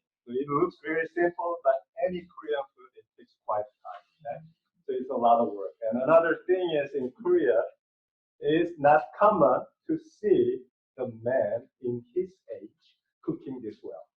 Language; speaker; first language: English; non-native, fluent; Korean